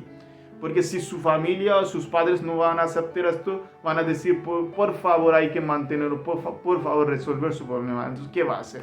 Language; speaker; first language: Spanish; non-native, learner; Hindi